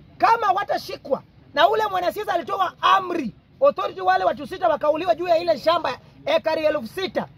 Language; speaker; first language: Swahili; non-native, local second language; Luo (Kenya and Tanzania)